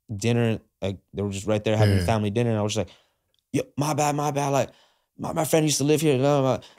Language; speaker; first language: English; native; English